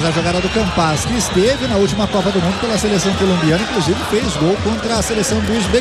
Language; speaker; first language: Portuguese; native; Portuguese